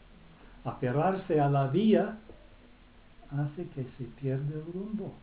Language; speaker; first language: Spanish; non-native, fluent; English